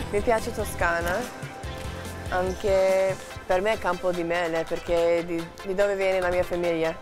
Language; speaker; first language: Italian; non-native, learner; English